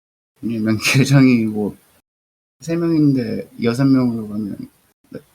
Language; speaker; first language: Korean; early bilingual, heritage; Korean